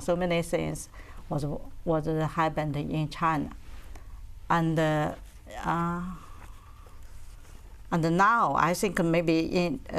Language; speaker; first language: English; non-native, learner; Chinese